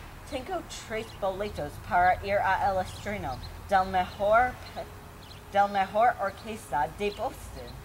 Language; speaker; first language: Spanish; non-native, learner; English